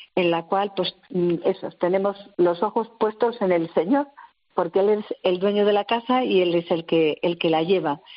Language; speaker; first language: Spanish; native; Spanish